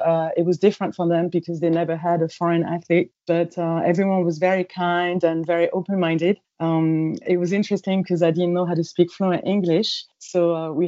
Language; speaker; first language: English; non-native, fluent; French